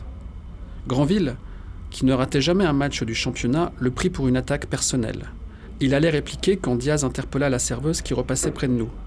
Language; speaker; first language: French; native; French